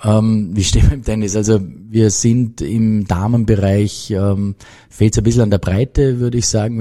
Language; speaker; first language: German; native; German